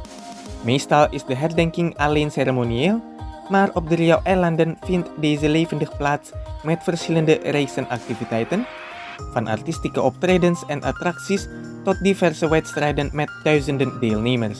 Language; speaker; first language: Dutch; non-native, fluent; Indonesian